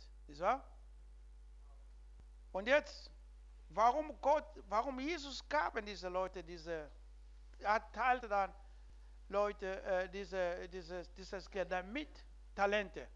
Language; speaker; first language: German; non-native, learner; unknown